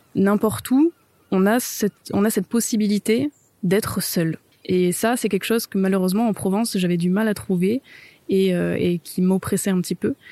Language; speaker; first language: French; native; French